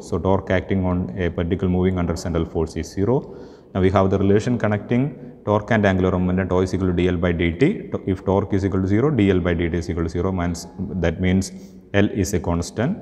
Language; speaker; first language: English; non-native, local second language; Malayalam